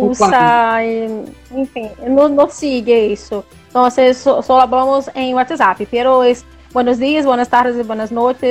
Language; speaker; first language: Spanish; non-native, learner; Portuguese